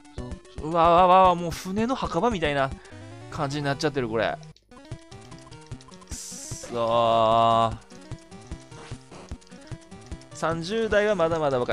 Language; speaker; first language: Japanese; native; Japanese